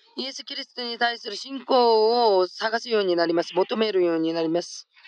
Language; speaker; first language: Japanese; non-native, fluent; Korean